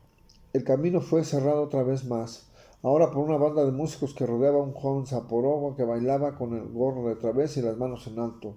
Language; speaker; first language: Spanish; native; Spanish